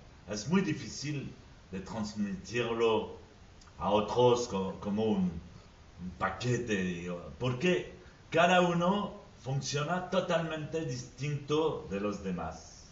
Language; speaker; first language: Spanish; non-native, fluent; French